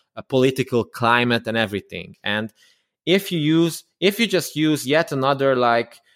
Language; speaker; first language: English; non-native, fluent; Romanian